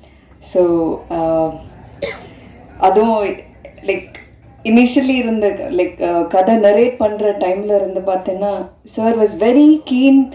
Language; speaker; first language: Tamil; non-native, fluent; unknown